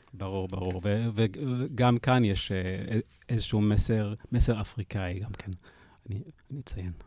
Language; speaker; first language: Hebrew; non-native, fluent; English